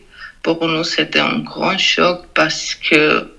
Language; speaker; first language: French; non-native, learner; Georgian